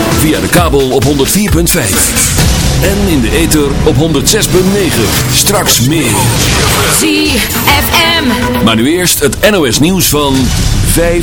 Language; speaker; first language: Dutch; native; Dutch